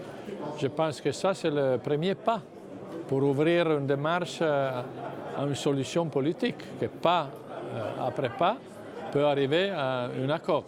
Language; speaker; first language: French; non-native, fluent; Italian